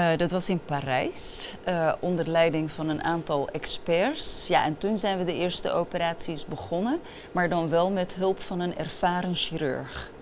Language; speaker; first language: Dutch; early bilingual, other home language; Arabic